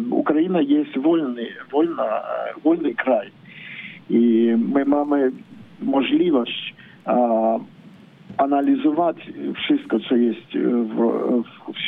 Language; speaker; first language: Polish; non-native, learner; Ukrainian